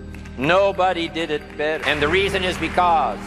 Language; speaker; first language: English; native; English